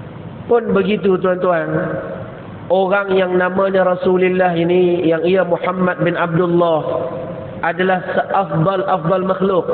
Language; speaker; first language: Malay; native; Malay